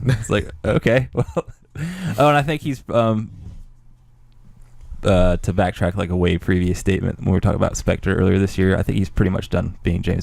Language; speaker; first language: English; native; English